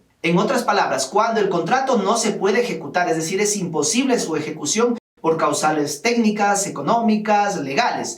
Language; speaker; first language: Spanish; native; Spanish